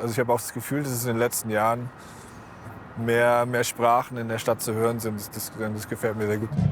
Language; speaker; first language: German; early bilingual, heritage; German